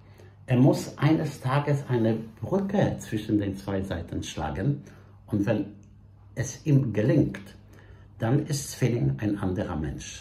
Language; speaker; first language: German; non-native, fluent; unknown